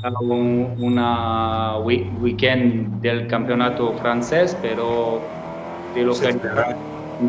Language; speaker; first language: Spanish; non-native, learner; French